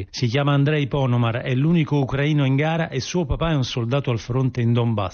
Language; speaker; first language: Italian; native; Italian